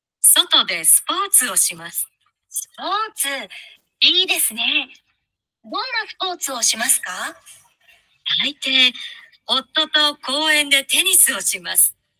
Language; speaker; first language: Japanese; non-native, learner; Bangla